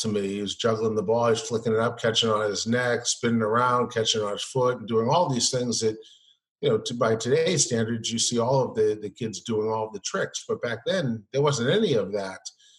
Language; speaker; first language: English; native; English